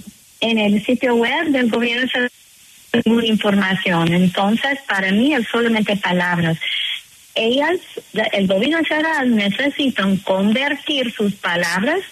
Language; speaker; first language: Spanish; non-native, fluent; English